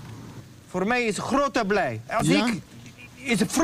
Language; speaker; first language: Dutch; non-native, learner; Turkish